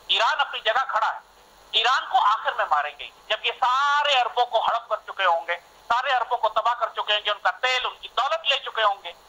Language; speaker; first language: Urdu; native; Urdu